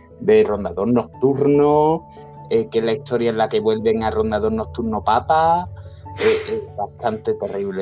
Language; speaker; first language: Spanish; native; Spanish